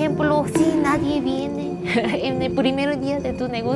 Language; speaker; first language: Spanish; non-native, learner; Korean